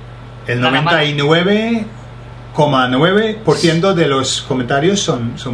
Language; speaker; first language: Spanish; non-native, fluent; English